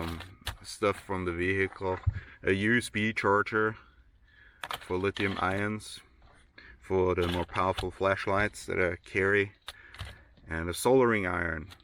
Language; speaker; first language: English; non-native, fluent; German